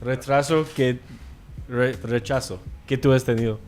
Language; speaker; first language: Spanish; non-native, learner; English